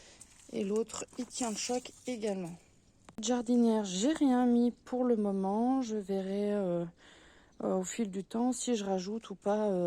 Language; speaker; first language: French; native; French